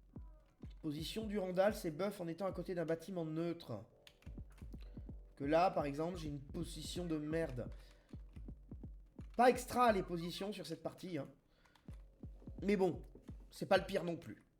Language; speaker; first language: French; native; French